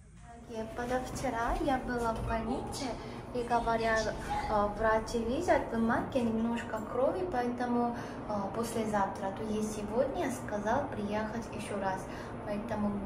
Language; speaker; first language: Russian; non-native, fluent; Korean